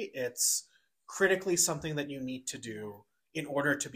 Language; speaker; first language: English; native; English